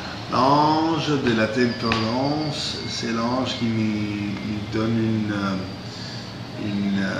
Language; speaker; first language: French; non-native, fluent; English